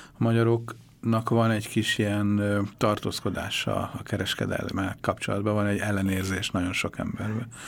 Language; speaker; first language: Hungarian; native; Hungarian